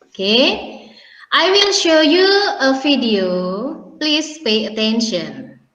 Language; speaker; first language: English; non-native, learner; Indonesian